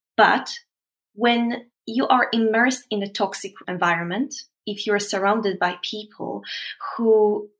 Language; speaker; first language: English; non-native, fluent; Polish